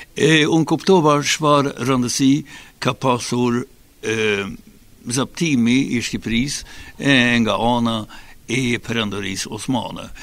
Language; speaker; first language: Albanian; non-native, fluent; Swedish